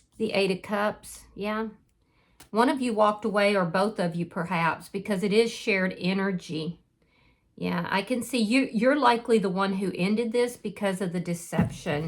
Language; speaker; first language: English; native; English